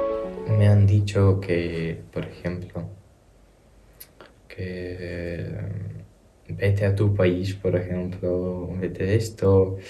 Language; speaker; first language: Spanish; early bilingual, other home language; Ukrainian